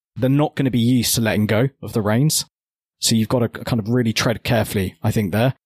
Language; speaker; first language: English; native; English